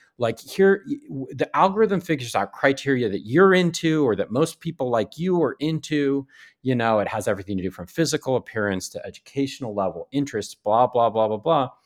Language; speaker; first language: English; native; English